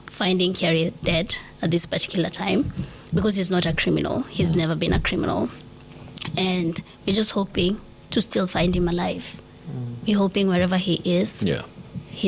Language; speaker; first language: English; non-native, local second language; Swahili